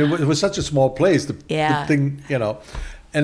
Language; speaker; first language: English; non-native, fluent; German